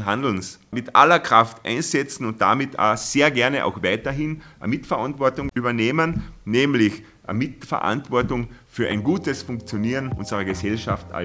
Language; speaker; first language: German; native; German